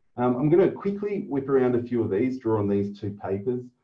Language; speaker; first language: English; native; English